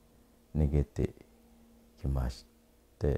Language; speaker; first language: Japanese; non-native, learner; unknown